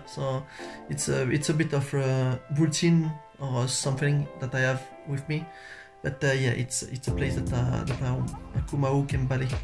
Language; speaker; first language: English; non-native, learner; French